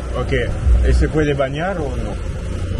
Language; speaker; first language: Spanish; non-native, learner; French